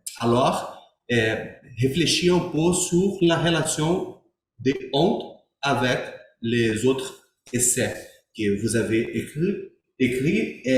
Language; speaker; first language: French; non-native, learner; Portuguese